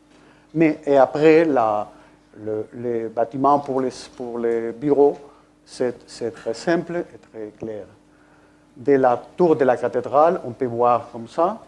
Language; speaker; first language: French; non-native, fluent; Spanish